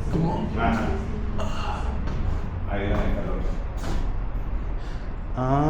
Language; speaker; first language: Spanish; native; Spanish